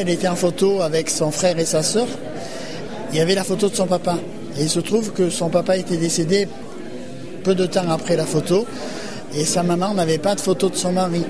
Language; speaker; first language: French; native; French